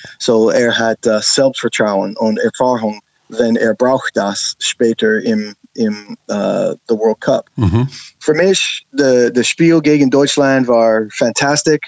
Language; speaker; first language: German; non-native, learner; English